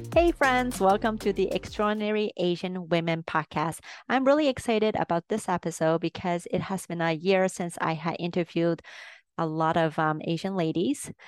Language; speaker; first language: English; early bilingual, other home language; Cantonese